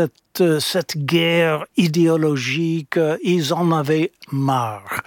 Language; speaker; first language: French; non-native, fluent; English